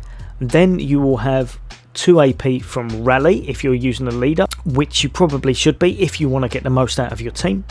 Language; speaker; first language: English; native; English